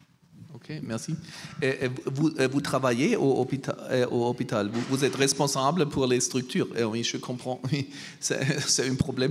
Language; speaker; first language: French; non-native, learner; German